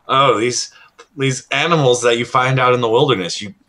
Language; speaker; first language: English; native; English